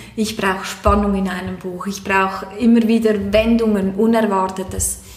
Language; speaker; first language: German; native; German